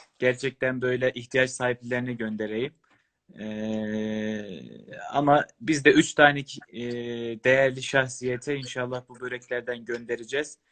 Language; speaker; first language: Turkish; native; Turkish